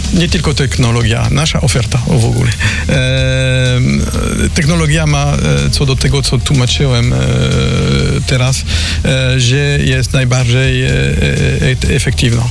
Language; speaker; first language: Polish; non-native, learner; French